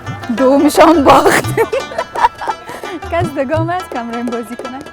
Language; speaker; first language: Persian; non-native, local second language; Pashto